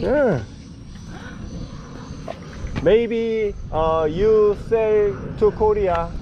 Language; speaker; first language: English; non-native, learner; Korean